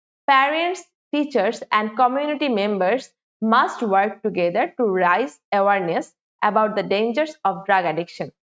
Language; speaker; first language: English; non-native, local second language; Bangla